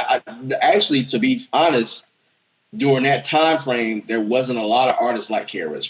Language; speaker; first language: English; native; English